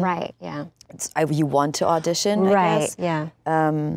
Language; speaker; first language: English; non-native, fluent; German